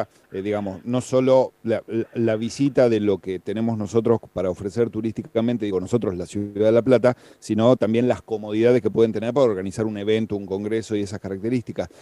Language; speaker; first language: Spanish; native; Spanish